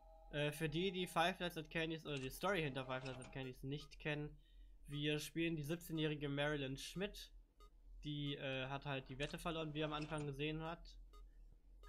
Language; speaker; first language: German; native; German